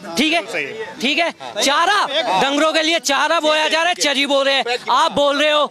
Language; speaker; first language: Hindi; native; Hindi